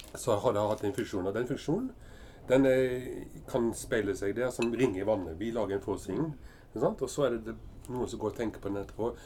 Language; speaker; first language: Norwegian; early bilingual, heritage; English